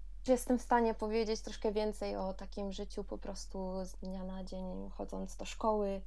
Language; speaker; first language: Polish; early bilingual, heritage; Polish